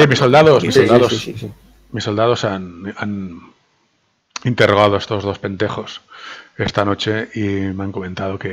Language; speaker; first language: Spanish; native; Spanish